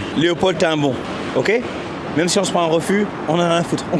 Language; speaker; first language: French; native; French